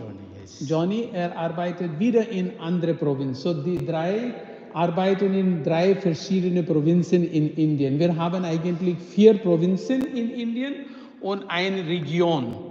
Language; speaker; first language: German; non-native, fluent; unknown